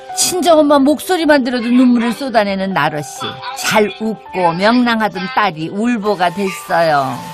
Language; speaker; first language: Korean; native; Korean